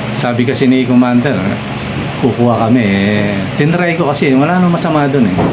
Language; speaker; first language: Filipino; non-native, local second language; Pampanga